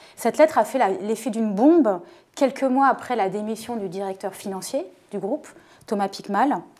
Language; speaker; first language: French; native; French